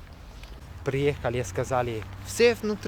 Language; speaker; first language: Russian; non-native, learner; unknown